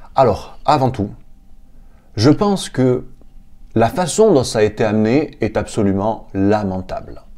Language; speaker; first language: French; native; French